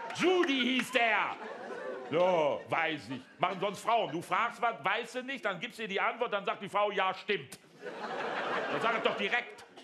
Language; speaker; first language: German; native; German